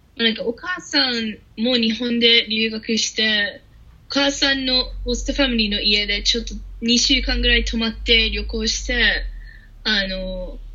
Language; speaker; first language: Japanese; non-native, fluent; English